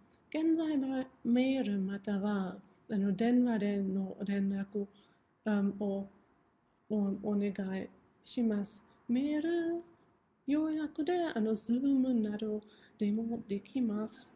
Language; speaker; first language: Japanese; non-native, fluent; German